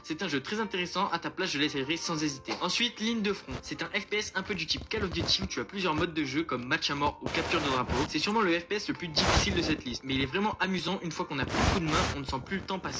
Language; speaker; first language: French; native; French